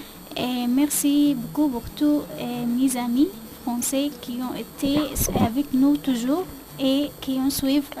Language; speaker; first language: French; non-native, learner; Arabic